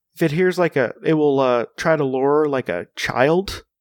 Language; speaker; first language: English; early bilingual, other home language; Spanish